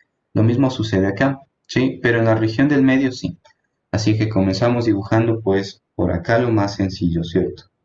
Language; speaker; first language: Spanish; native; Spanish